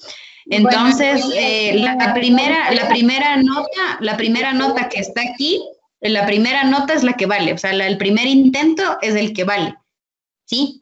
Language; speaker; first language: Spanish; native; Spanish